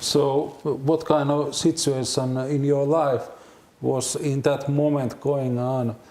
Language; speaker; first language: English; non-native, learner; Finnish